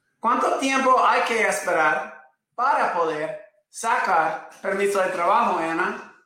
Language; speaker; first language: Spanish; non-native, fluent; English